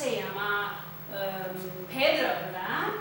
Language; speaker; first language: Spanish; non-native, fluent; English